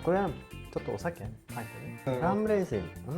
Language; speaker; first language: Japanese; non-native, fluent; Swedish